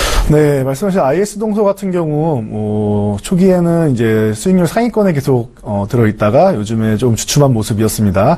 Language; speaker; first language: Korean; native; Korean